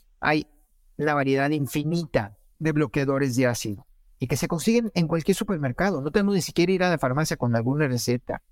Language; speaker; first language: Spanish; native; Spanish